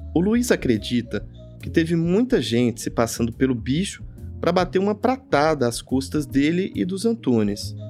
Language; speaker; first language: Portuguese; native; Portuguese